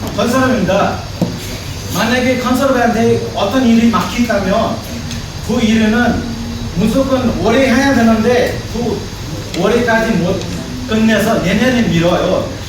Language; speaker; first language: Korean; non-native, fluent; Nepali